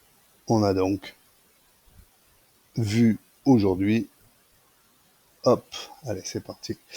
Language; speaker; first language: French; native; French